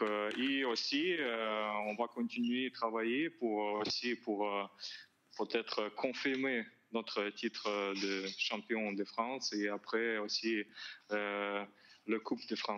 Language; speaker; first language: French; non-native, learner; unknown